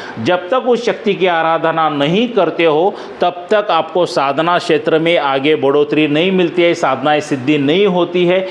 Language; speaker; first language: Hindi; non-native, local second language; Marathi